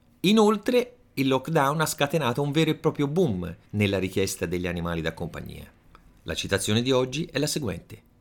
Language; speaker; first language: Italian; native; Italian